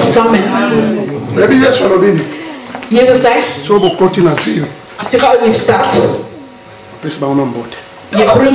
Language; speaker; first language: Dutch; non-native, learner; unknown